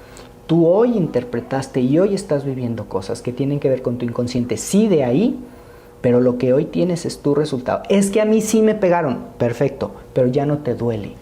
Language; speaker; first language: Spanish; native; Spanish